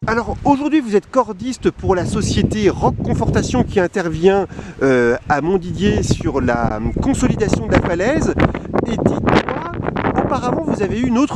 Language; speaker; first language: French; native; French